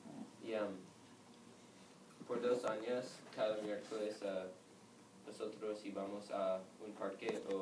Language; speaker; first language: Spanish; non-native, learner; English